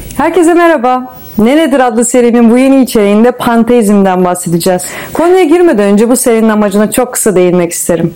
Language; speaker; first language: Turkish; native; Turkish